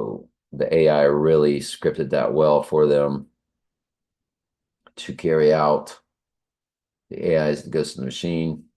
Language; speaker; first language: English; native; English